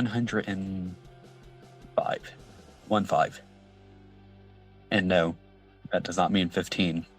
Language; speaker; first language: English; native; English